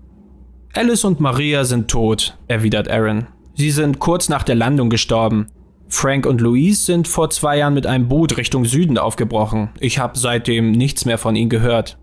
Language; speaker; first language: German; native; German